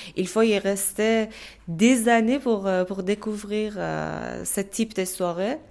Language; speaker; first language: French; non-native, fluent; Persian